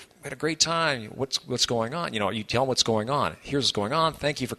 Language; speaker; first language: English; native; English